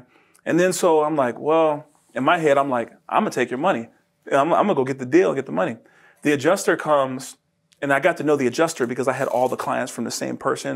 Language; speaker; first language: English; native; English